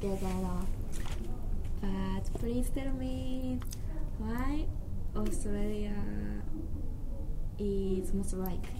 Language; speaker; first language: English; non-native, learner; Japanese